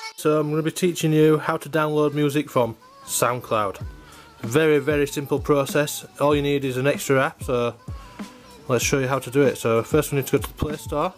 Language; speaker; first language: English; native; English